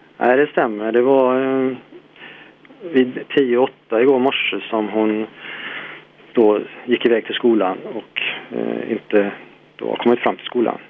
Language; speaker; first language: Swedish; native; Swedish